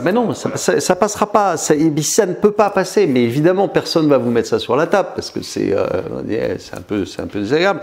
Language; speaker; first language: French; native; French